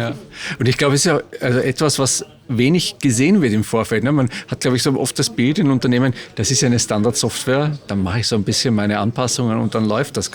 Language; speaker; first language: German; native; German